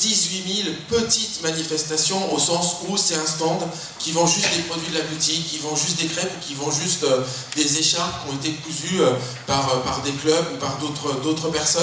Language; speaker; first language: French; native; French